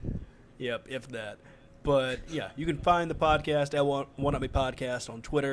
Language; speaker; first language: English; native; English